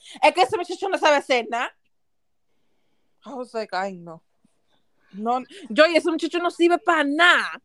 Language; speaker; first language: Spanish; early bilingual, heritage; Spanish